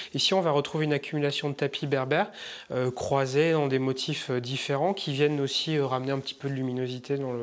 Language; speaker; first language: French; native; French